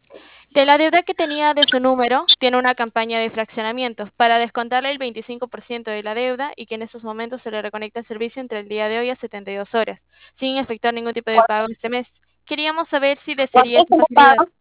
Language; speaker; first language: Spanish; native; Spanish